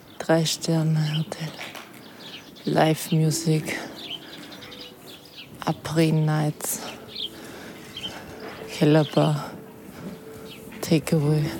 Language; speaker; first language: German; native; German